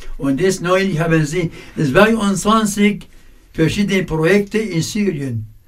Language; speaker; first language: German; non-native, fluent; Arabic